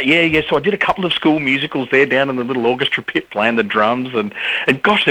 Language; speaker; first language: English; native; English